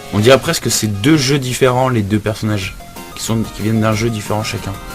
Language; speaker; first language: French; native; French